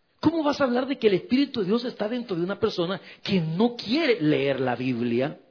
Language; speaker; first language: Spanish; native; Spanish